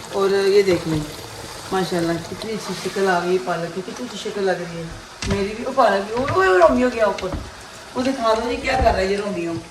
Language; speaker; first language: Urdu; non-native, local second language; Punjabi